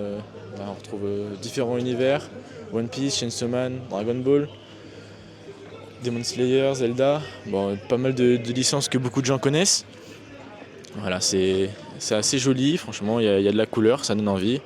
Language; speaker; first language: French; native; French